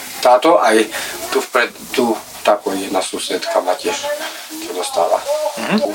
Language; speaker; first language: Slovak; non-native, local second language; Romany